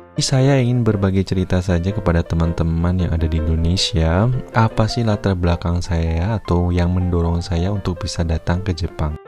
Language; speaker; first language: Indonesian; native; Indonesian